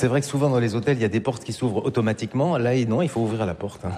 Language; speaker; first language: French; native; French